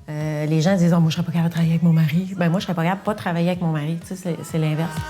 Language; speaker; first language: French; non-native, local second language; English